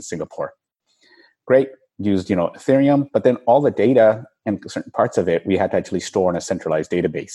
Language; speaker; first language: English; native; English